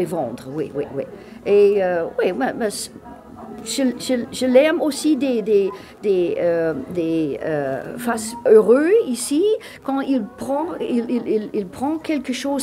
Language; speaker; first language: French; non-native, learner; English